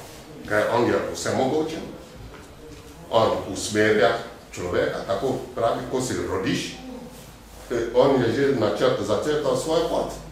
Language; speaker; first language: Slovenian; non-native, fluent; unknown